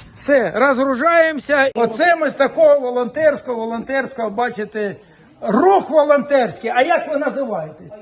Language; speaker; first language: Ukrainian; non-native, local second language; Russian